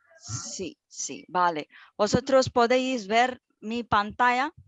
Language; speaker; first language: Spanish; non-native, fluent; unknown